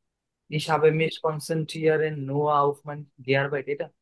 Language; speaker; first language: German; non-native, learner; Bangla